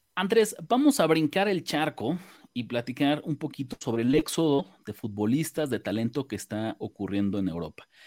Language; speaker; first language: Spanish; native; Spanish